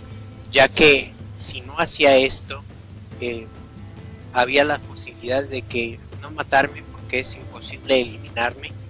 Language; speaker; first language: Spanish; native; Spanish